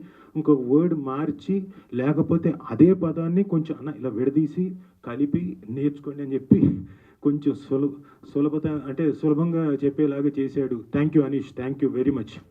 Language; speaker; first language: Telugu; native; Telugu